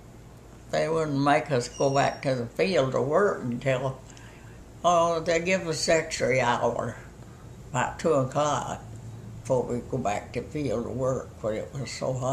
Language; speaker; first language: English; native; English